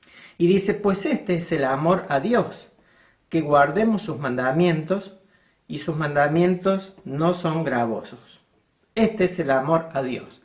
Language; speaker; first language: Spanish; native; Spanish